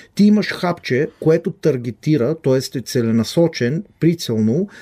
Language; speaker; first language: Bulgarian; non-native, fluent; Hebrew